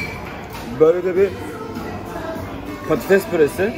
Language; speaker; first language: Turkish; native; Turkish